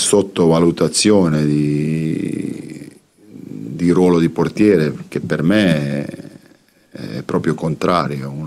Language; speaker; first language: Italian; non-native, fluent; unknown